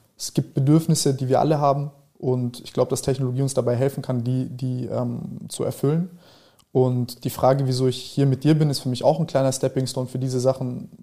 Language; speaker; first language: German; early bilingual, other home language; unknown